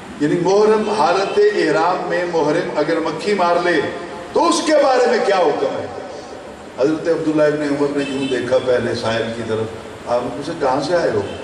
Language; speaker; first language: Urdu; non-native, local second language; Saraiki